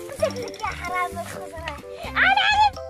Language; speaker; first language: Arabic; native; Arabic